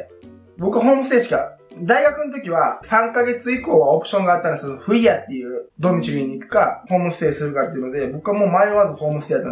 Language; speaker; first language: Japanese; native; Japanese